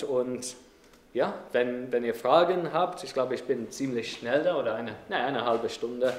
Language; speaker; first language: German; non-native, fluent; English